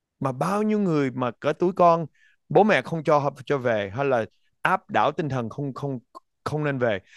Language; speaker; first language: Vietnamese; early bilingual, heritage; Vietnamese